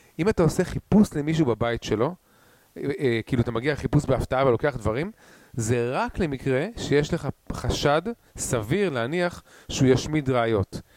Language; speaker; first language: Hebrew; native; Hebrew